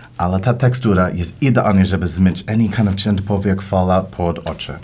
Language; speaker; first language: Polish; non-native, learner; English